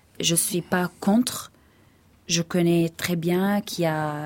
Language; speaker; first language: French; non-native, fluent; Arabic